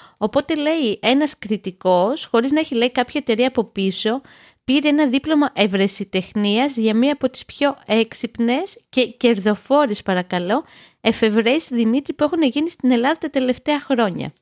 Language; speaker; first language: Greek; native; Greek